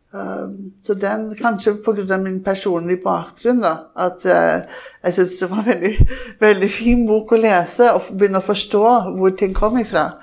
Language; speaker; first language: Norwegian; early bilingual, heritage; Norwegian